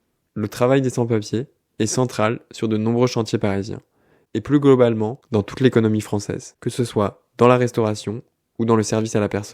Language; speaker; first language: French; native; French